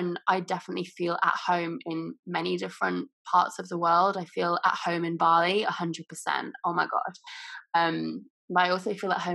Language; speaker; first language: English; native; English